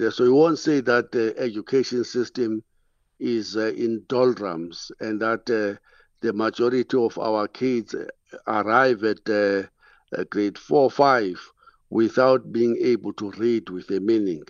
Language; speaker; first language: English; non-native, local second language; Xhosa